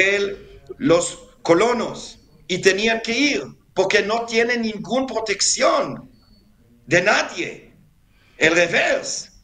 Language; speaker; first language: Spanish; non-native, fluent; Hebrew